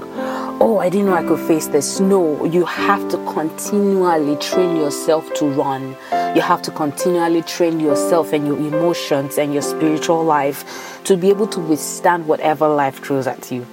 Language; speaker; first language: English; non-native, local second language; Yoruba